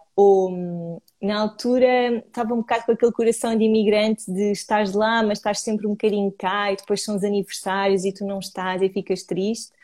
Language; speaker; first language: Portuguese; native; Portuguese